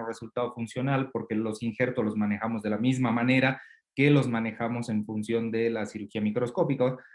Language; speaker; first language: Spanish; native; Spanish